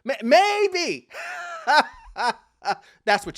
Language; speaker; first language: English; native; English